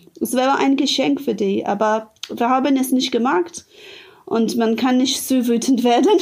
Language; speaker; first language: German; non-native, fluent; English